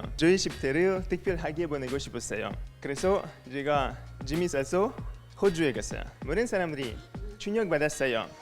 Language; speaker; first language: Korean; non-native, learner; French